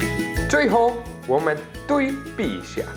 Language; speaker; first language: Chinese; non-native, learner; German